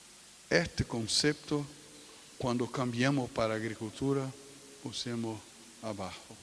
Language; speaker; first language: Spanish; non-native, fluent; Portuguese